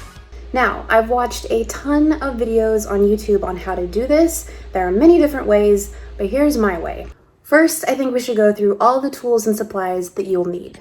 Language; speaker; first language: English; native; English